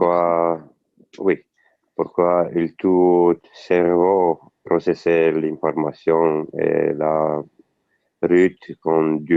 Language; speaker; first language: French; non-native, learner; Italian